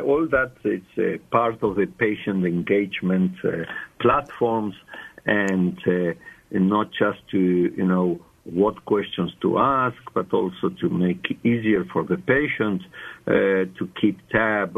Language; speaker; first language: English; non-native, fluent; Spanish